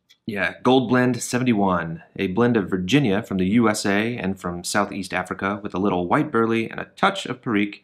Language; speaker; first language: English; native; English